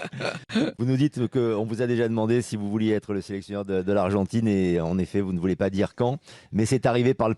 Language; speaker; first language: French; native; French